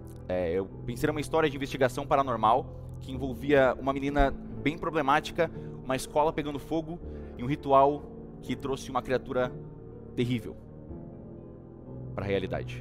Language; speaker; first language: Portuguese; native; Portuguese